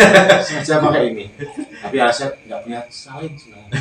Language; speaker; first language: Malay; non-native, local second language; Javanese